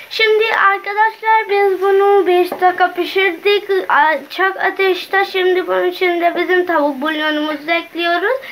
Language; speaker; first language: Turkish; non-native, learner; Urdu